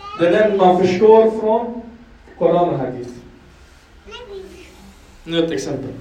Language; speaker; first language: Swedish; non-native, fluent; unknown